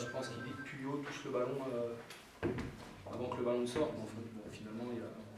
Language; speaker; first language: French; native; French